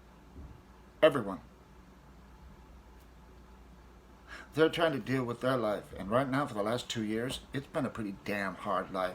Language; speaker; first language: English; native; English